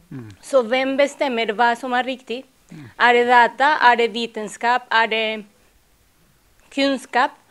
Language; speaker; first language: Norwegian; non-native, fluent; Spanish